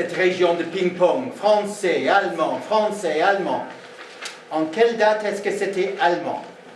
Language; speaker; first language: French; non-native, fluent; English